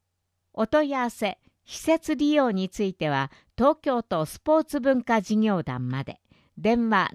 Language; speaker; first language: Japanese; native; Japanese